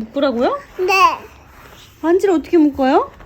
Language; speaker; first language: Korean; native; Korean